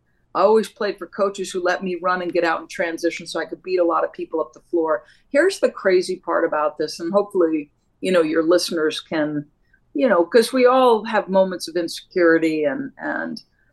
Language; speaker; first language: English; native; English